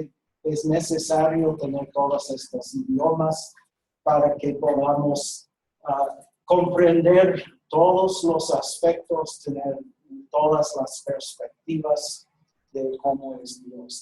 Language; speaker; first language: Spanish; non-native, fluent; English